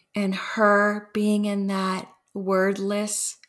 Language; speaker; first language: English; early bilingual, other home language; Spanish